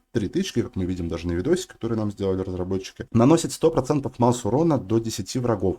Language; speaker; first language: Russian; native; Russian